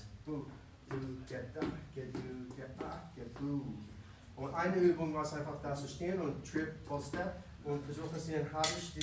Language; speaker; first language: German; non-native, fluent; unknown